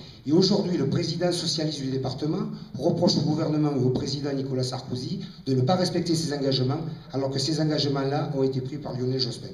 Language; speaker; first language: French; native; French